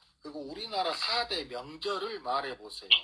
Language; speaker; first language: Korean; native; Korean